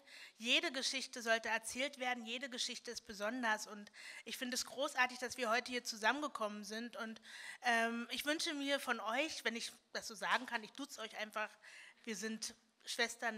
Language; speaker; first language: German; early bilingual, other home language; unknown